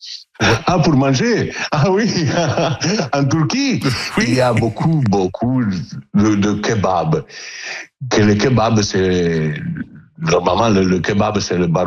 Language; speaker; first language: French; non-native, fluent; Italian